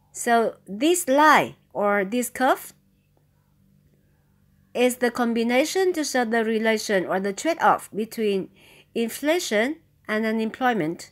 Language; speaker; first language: English; non-native, fluent; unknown